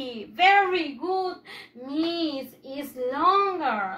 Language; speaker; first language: English; non-native, fluent; Spanish